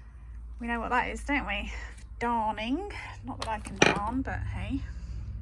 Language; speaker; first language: English; native; English